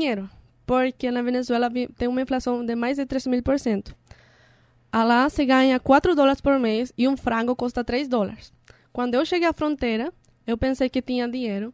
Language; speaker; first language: Portuguese; non-native, learner; Spanish